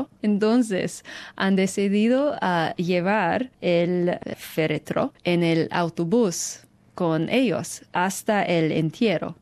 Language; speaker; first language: Spanish; non-native, fluent; English